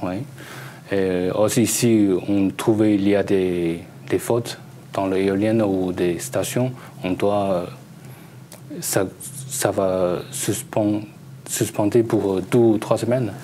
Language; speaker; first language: French; non-native, learner; Chinese